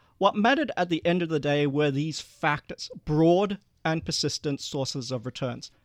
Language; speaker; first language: English; early bilingual, other home language; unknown